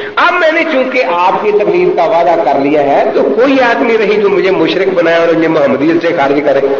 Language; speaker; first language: Urdu; non-native, local second language; Punjabi